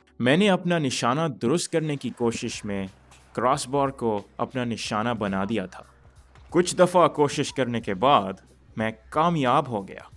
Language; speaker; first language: Urdu; early bilingual, heritage; Urdu